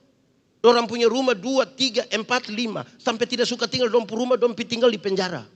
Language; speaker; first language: Malay; native; Malay